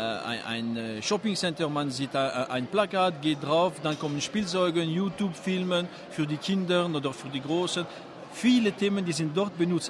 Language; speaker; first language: German; non-native, fluent; French